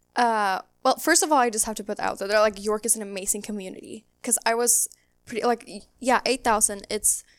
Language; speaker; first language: English; non-native, fluent; Swedish